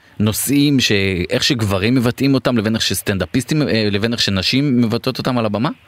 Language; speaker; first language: Hebrew; native; Hebrew